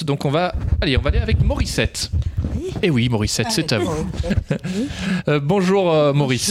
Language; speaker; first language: French; native; French